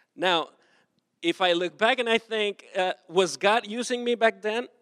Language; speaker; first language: English; non-native, fluent; Spanish